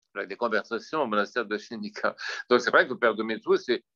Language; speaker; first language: French; native; French